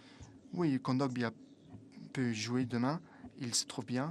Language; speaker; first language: French; non-native, fluent; Italian